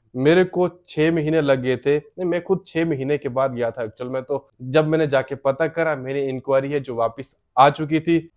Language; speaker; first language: Hindi; native; Hindi